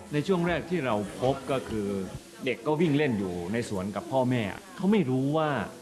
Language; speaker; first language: Thai; native; Thai